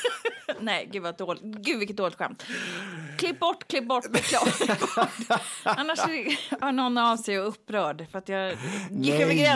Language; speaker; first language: Swedish; native; Swedish